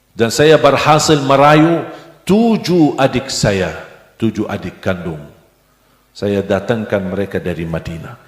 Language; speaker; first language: Indonesian; non-native, fluent; Arabic